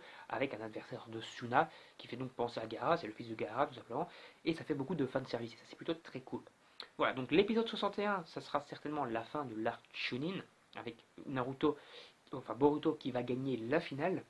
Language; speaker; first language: French; native; French